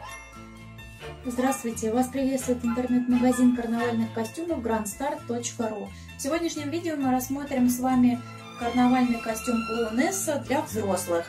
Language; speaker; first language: Russian; native; Russian